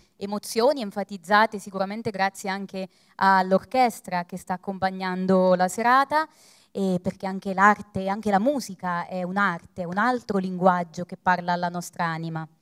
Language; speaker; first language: Italian; native; Italian